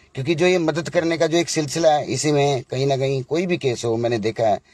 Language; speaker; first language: Hindi; native; Hindi